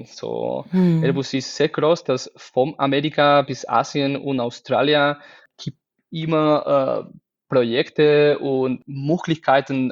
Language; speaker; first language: German; non-native, fluent; Spanish